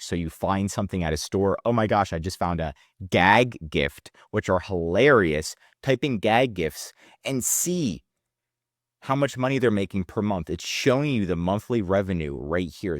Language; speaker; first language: English; native; English